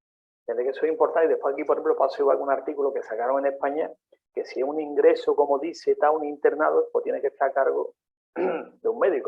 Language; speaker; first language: Spanish; native; Spanish